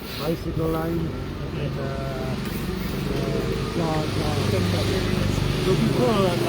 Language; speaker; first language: English; non-native, fluent; French